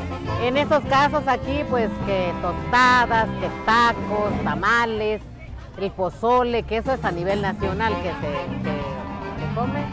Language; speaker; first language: Spanish; native; Spanish